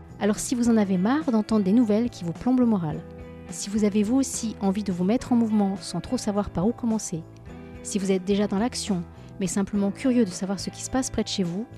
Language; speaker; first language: French; native; French